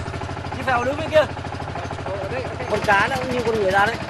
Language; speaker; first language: Vietnamese; native; Vietnamese